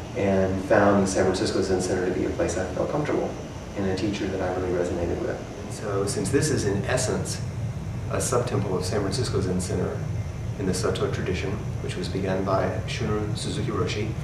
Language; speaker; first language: English; native; English